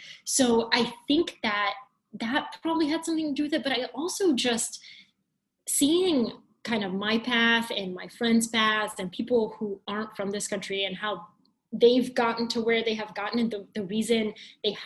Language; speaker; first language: English; early bilingual, other home language; Bulgarian